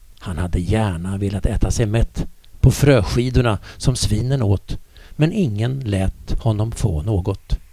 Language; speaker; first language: Swedish; native; Swedish